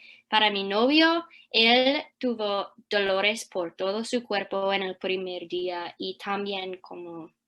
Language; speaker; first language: Spanish; early bilingual, heritage; English